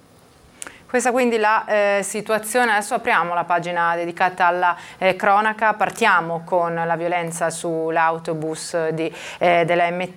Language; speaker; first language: Italian; native; Italian